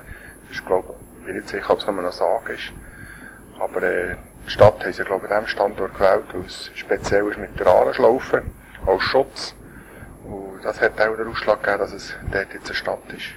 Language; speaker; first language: German; native; German